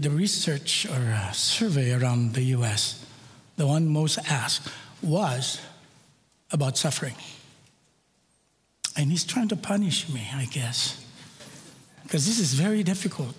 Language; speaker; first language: English; non-native, local second language; Filipino